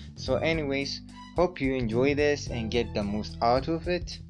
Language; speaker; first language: English; non-native, fluent; Amharic